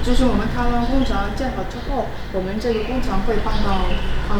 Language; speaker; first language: Chinese; non-native, fluent; Indonesian